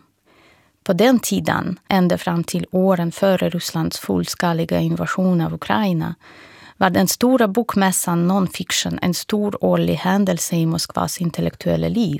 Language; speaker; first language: Swedish; non-native, fluent; Russian